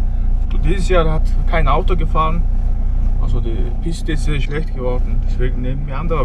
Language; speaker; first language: German; non-native, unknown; Mongolian